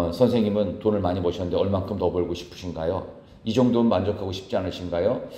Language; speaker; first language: Korean; native; Korean